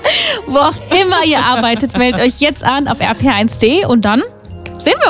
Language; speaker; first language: German; native; German